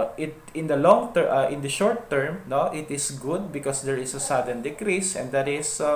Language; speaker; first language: English; non-native, local second language; Filipino